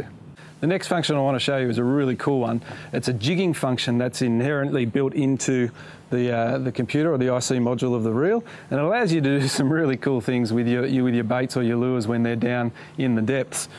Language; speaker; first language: English; native; English